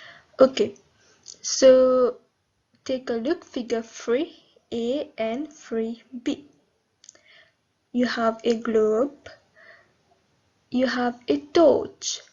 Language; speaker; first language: English; non-native, local second language; Morisyen